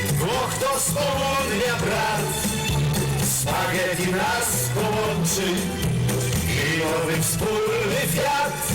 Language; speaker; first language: Polish; native; Polish